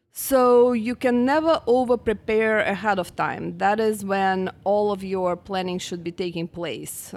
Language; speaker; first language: English; non-native, fluent; Russian